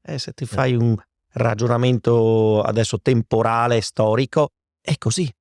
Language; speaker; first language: Italian; native; Italian